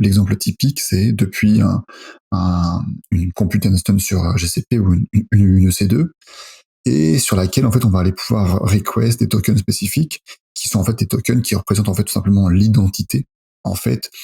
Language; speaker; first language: French; native; French